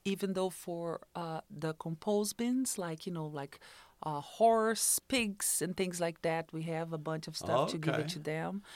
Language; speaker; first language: English; non-native, fluent; Portuguese